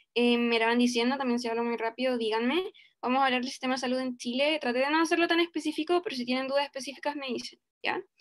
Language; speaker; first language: Spanish; native; Spanish